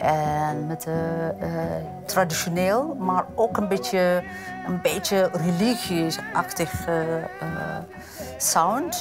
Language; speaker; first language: Dutch; non-native, fluent; Amharic